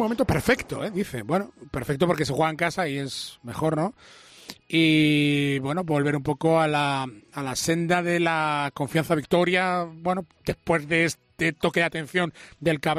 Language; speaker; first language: Spanish; native; Spanish